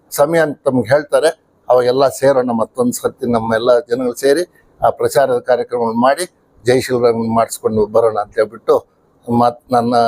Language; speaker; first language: Kannada; native; Kannada